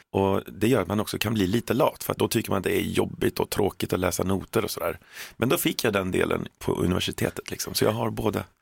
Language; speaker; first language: Swedish; native; Swedish